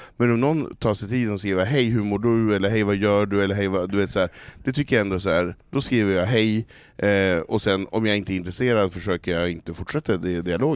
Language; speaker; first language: Swedish; native; Swedish